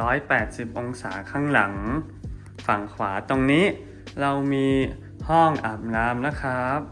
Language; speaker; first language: Thai; non-native, fluent; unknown